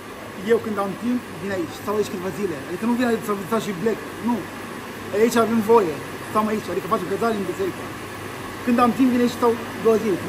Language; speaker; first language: Romanian; non-native, learner; Arabic